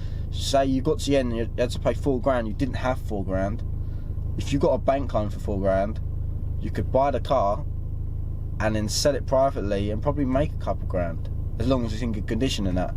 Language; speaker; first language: English; native; English